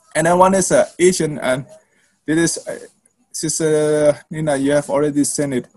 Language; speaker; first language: English; non-native, learner; Burmese